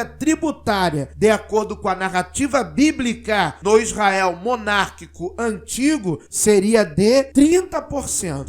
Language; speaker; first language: Portuguese; native; Portuguese